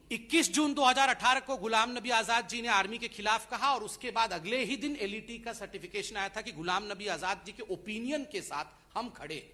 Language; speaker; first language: Hindi; non-native, local second language; Odia